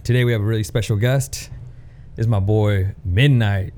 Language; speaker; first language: English; native; English